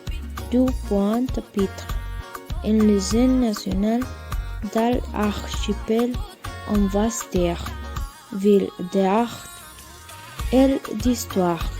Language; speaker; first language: French; non-native, learner; Spanish